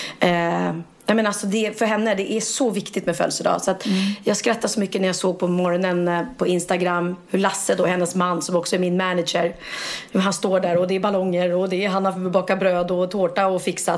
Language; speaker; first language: Swedish; native; Swedish